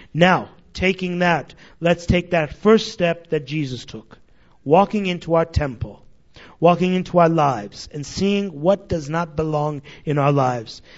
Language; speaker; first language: English; early bilingual, other home language; Armenian